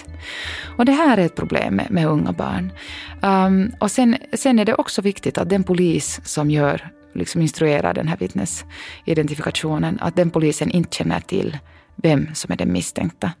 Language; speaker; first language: Swedish; native; Swedish